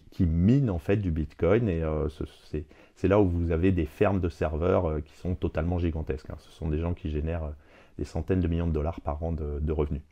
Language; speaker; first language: French; native; French